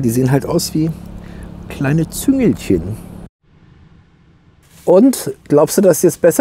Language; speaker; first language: German; native; German